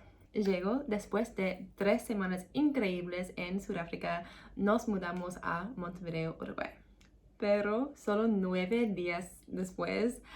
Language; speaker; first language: Spanish; non-native, learner; English